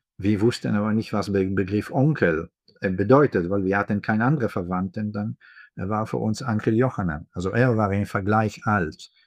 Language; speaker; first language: German; non-native, fluent; Hebrew